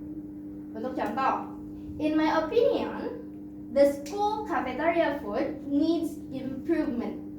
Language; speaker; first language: English; non-native, fluent; Indonesian